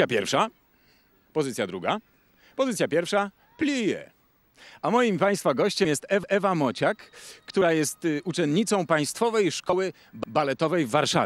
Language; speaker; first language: Polish; native; Polish